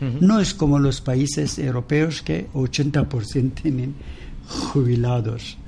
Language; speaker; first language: Spanish; non-native, learner; Persian